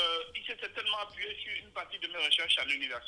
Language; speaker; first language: French; native; French